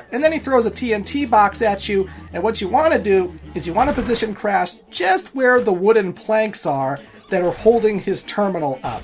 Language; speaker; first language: English; native; English